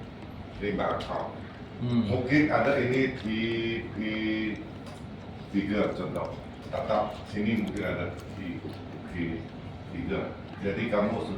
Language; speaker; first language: Indonesian; non-native, learner; Chinese